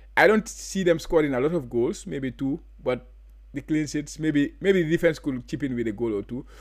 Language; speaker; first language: English; non-native, local second language; Wolof